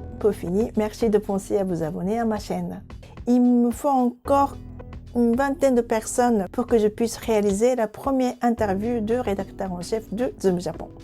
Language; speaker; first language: French; non-native, fluent; Japanese